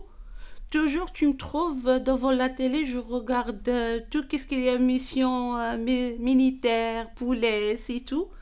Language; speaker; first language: French; non-native, learner; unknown